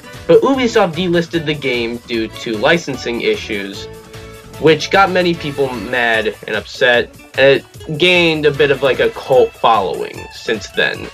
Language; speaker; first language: English; native; English